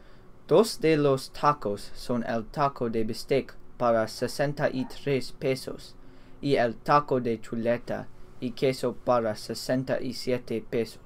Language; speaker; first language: Spanish; non-native, learner; English